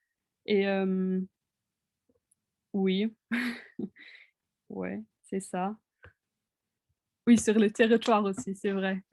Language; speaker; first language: French; non-native, fluent; German